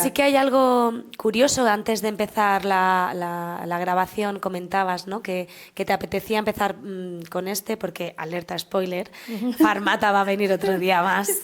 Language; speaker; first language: Spanish; native; Spanish